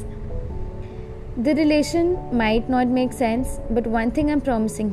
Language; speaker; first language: English; non-native, local second language; Hindi